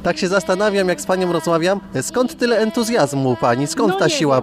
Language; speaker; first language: Polish; native; Polish